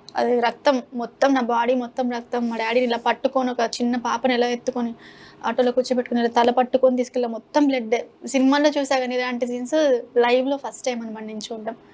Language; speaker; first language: Telugu; non-native, local second language; Hindi